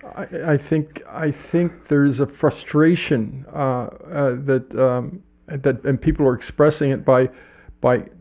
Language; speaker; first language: English; native; English